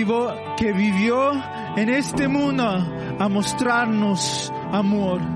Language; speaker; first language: Spanish; non-native, learner; English